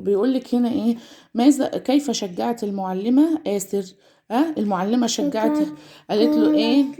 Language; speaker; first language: Arabic; native; Arabic